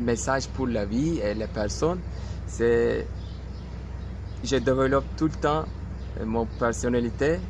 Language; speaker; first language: French; non-native, fluent; Turkish